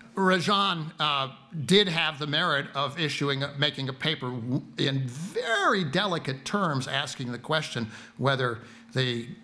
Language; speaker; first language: English; native; English